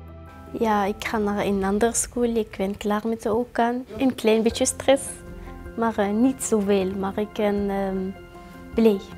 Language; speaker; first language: Dutch; non-native, learner; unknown